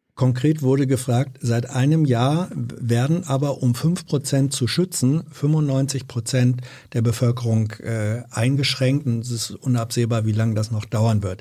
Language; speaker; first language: German; native; German